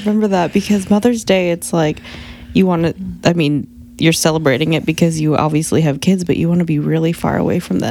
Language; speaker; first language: English; native; English